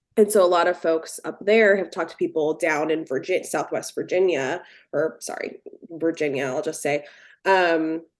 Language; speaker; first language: English; native; English